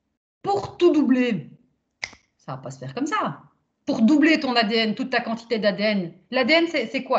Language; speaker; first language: French; native; French